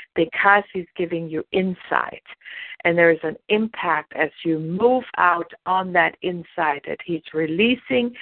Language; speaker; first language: English; non-native, fluent; German